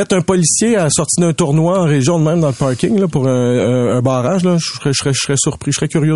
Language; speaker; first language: French; native; French